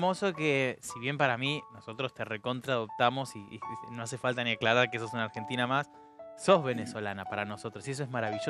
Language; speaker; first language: Spanish; native; Spanish